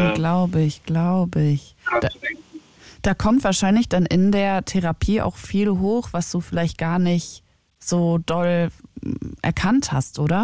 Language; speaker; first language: German; native; German